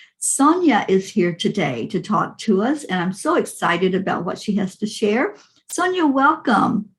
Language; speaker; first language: English; native; English